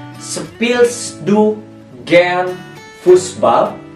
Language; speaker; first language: German; non-native, learner; Indonesian